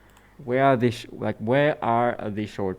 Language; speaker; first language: English; non-native, fluent; German